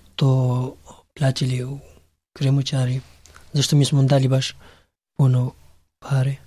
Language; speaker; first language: Serbian; non-native, learner; Pashto